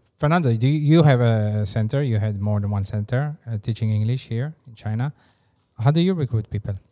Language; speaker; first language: English; non-native, fluent; Hebrew